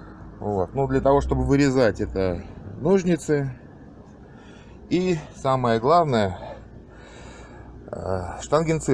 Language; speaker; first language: Russian; native; Russian